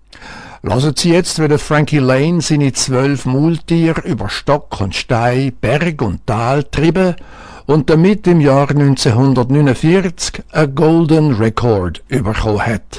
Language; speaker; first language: German; native; German